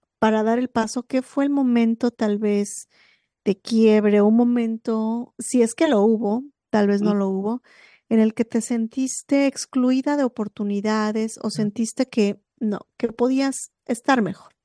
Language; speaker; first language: Spanish; native; Spanish